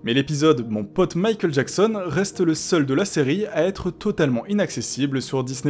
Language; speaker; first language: French; native; French